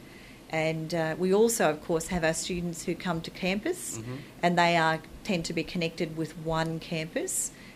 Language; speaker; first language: English; native; English